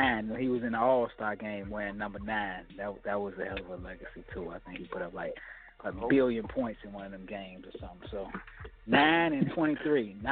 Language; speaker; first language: English; native; English